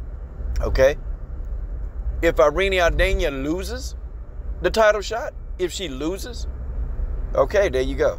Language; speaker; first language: English; native; English